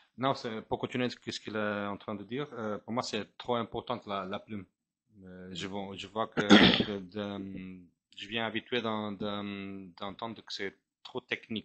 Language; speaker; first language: French; non-native, fluent; Portuguese